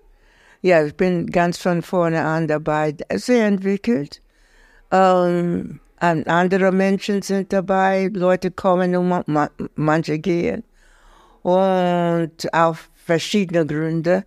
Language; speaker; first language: German; non-native, learner; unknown